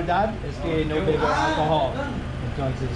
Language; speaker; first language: Spanish; non-native, learner; English